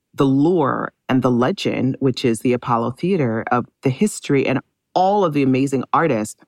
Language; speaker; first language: English; native; English